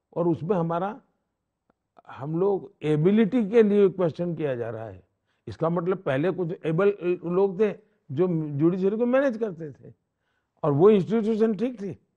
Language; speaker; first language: Hindi; non-native, local second language; Gujarati